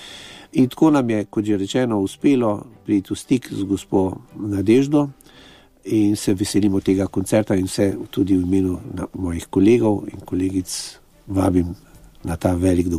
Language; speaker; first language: Slovenian; native; Slovenian